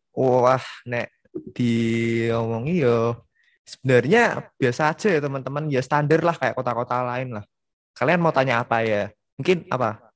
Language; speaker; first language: Indonesian; native; Indonesian